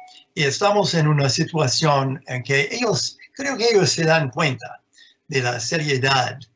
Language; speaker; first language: Spanish; non-native, fluent; English